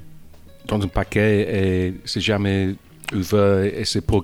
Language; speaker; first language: French; non-native, fluent; English